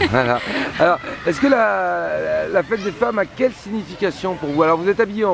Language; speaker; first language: French; native; French